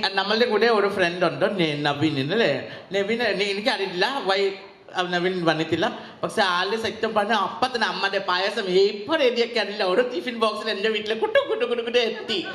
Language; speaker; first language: Malayalam; non-native, learner; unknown